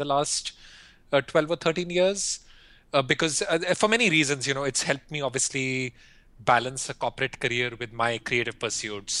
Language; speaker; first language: English; non-native, local second language; Hindi